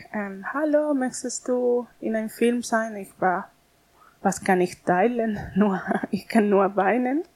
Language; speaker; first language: German; non-native, learner; Spanish